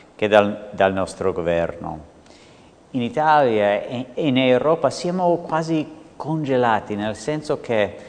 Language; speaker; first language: Italian; non-native, fluent; English